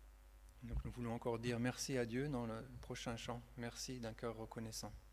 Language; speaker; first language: French; native; French